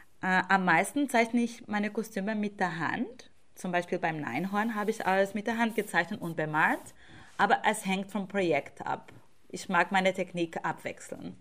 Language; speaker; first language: German; non-native, fluent; Portuguese